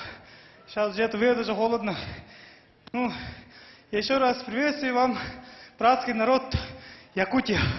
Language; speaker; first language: Russian; non-native, local second language; Tuvinian